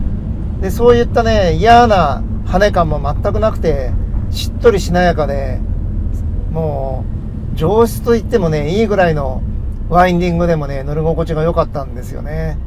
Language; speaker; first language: Japanese; native; Japanese